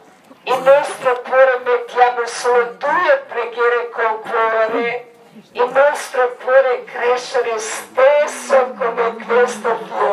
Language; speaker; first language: Italian; non-native, learner; Croatian